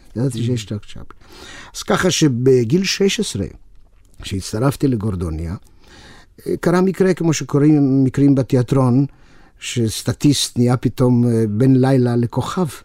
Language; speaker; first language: Hebrew; non-native, fluent; Yiddish